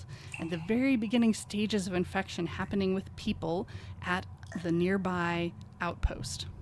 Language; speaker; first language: English; native; English